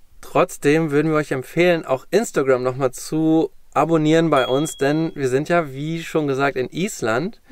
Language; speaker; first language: German; native; German